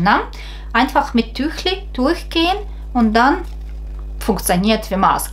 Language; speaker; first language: German; non-native, fluent; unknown